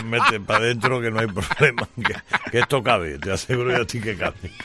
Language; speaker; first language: Spanish; native; Spanish